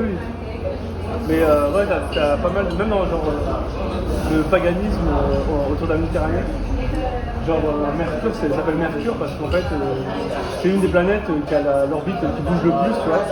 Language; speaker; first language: French; native; French